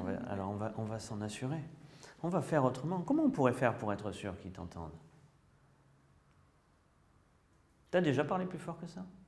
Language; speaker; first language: French; native; French